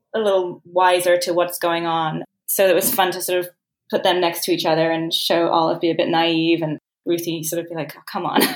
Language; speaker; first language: English; native; English